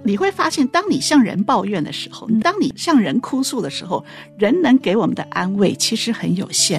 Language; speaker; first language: Chinese; native; Chinese